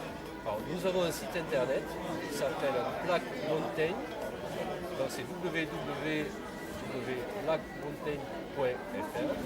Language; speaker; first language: French; native; French